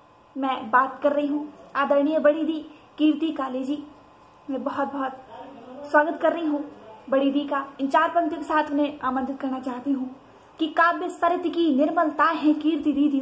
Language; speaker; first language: Hindi; native; Hindi